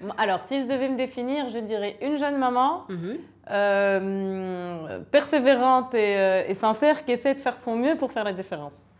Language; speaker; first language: French; non-native, local second language; Arabic